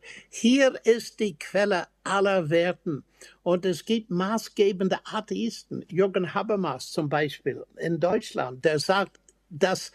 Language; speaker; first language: German; non-native, fluent; English